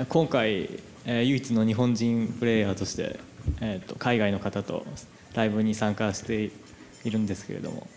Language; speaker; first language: Japanese; native; Japanese